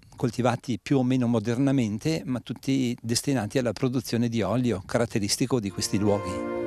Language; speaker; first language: Italian; native; Italian